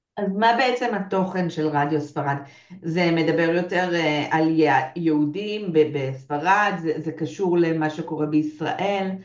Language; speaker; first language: Hebrew; native; Hebrew